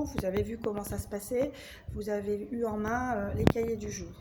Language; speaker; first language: French; native; French